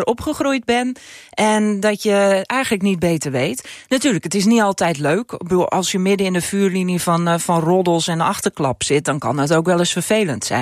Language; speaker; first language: Dutch; non-native, local second language; Western Frisian